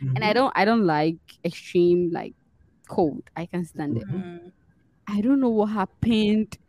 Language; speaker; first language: English; non-native, local second language; Akan